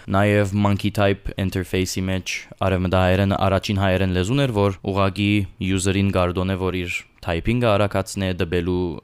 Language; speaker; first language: Armenian; early bilingual, heritage; Armenian